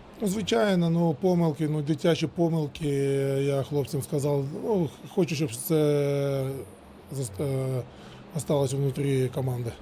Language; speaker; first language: Ukrainian; non-native, local second language; Russian